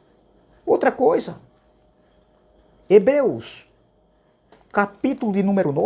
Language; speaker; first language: Portuguese; native; Portuguese